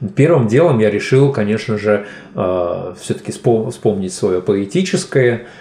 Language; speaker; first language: Russian; non-native, local second language; Tajik